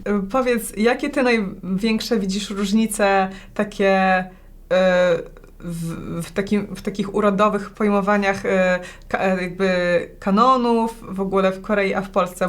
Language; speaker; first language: Polish; native; Polish